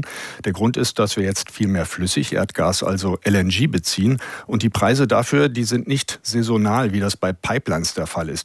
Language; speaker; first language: German; native; German